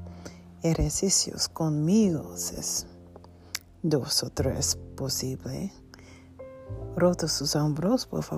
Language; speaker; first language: Spanish; non-native, learner; English